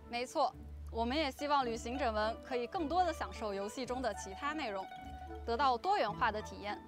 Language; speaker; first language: Chinese; native; Chinese